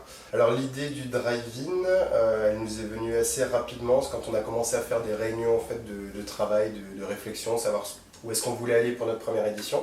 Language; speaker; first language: French; native; French